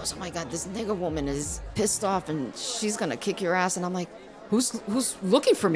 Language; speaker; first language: English; early bilingual, other home language; Spanish